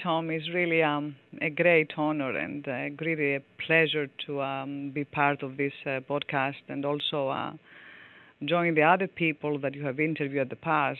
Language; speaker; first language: English; non-native, fluent; Greek